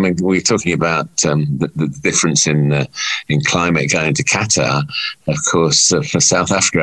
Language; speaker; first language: English; native; English